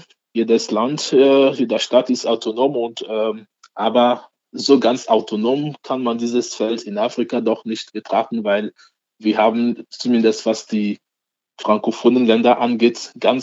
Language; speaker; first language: German; non-native, fluent; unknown